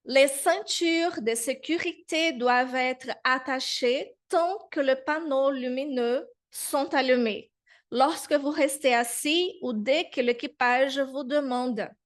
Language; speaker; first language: French; non-native, fluent; Portuguese